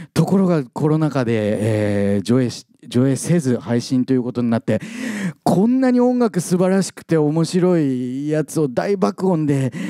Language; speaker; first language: Japanese; native; Japanese